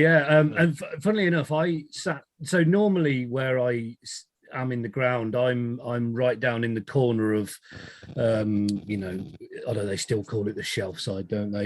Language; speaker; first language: English; native; English